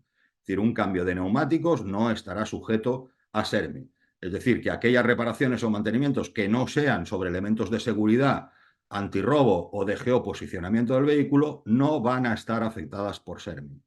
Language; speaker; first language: Spanish; native; Spanish